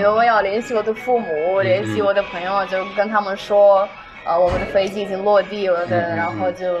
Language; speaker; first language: Chinese; non-native, fluent; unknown